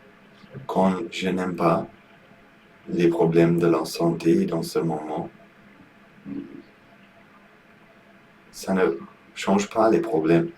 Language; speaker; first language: French; non-native, learner; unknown